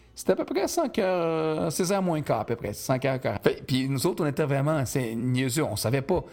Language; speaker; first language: French; non-native, fluent; Portuguese